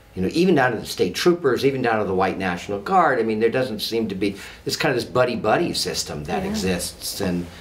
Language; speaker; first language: English; native; English